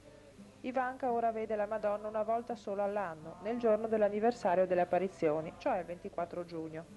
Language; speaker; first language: Italian; native; Italian